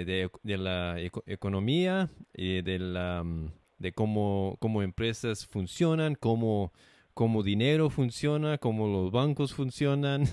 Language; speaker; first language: Spanish; non-native, fluent; English